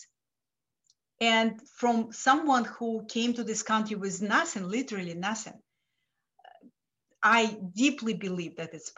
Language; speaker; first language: English; non-native, fluent; Lithuanian